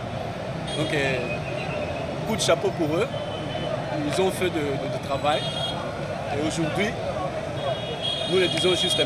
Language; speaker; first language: French; non-native, local second language; Lingala